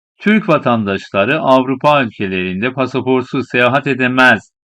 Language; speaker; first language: Turkish; non-native, fluent; Persian